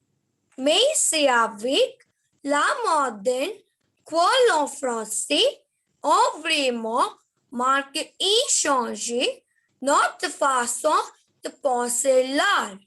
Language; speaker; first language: French; non-native, learner; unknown